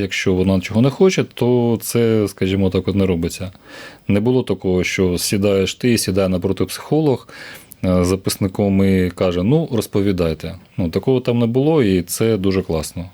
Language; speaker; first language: Ukrainian; native; Ukrainian